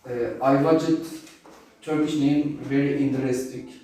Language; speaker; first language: English; non-native, learner; Turkish